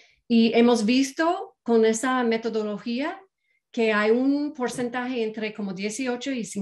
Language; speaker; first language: Spanish; non-native, fluent; English